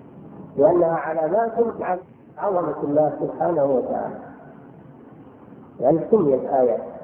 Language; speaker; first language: Arabic; native; Arabic